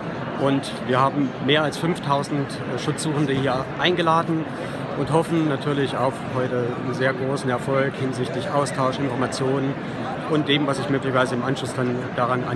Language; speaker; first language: German; native; German